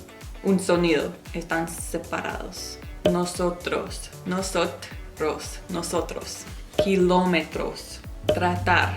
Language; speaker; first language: Spanish; non-native, fluent; English